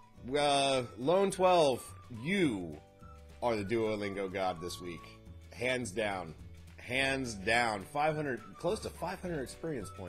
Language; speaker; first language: English; native; English